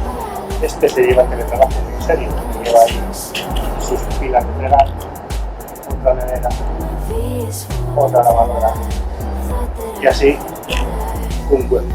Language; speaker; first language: Spanish; native; Spanish